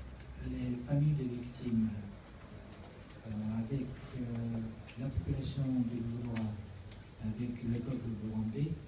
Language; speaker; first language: French; non-native, fluent; Russian